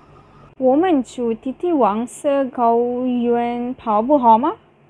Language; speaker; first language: Chinese; non-native, learner; Malay